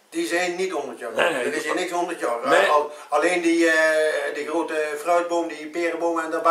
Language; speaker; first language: Dutch; native; Dutch